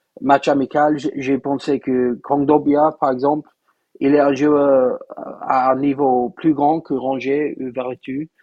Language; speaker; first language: French; non-native, fluent; English